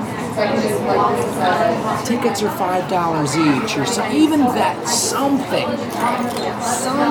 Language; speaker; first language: English; native; English